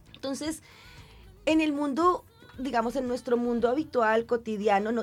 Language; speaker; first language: Spanish; native; Spanish